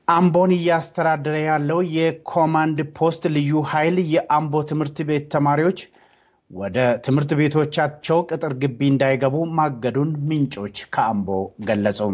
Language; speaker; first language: Amharic; non-native, local second language; Oromo